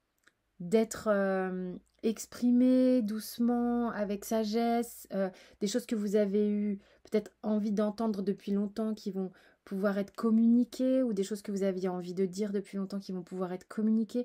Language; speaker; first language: French; native; French